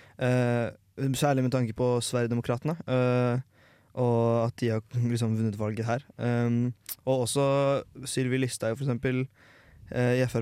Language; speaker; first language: Norwegian; native; Norwegian